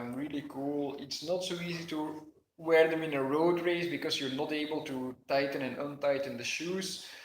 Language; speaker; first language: English; non-native, fluent; Dutch